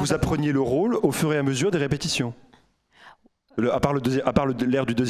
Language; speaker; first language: French; native; French